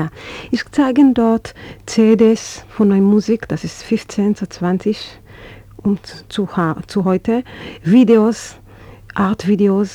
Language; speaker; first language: German; non-native, learner; Hebrew